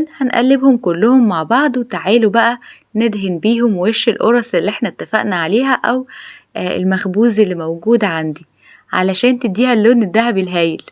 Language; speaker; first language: Arabic; native; Arabic